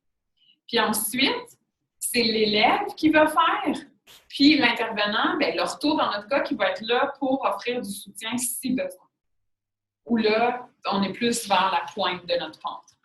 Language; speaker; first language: French; native; French